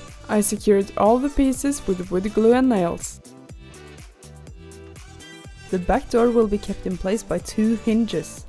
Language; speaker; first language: English; non-native, fluent; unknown